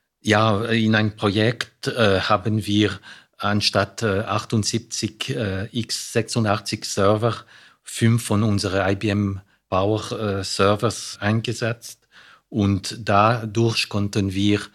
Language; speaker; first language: German; non-native, fluent; French